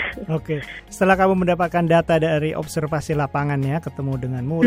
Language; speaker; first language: Indonesian; native; Indonesian